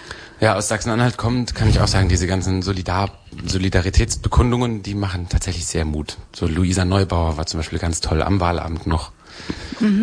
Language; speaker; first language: German; native; German